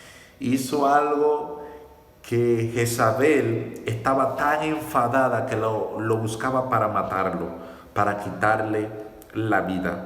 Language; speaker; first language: Spanish; native; Spanish